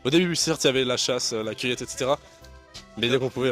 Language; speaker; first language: French; native; French